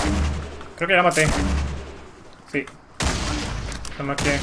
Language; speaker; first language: Spanish; native; Spanish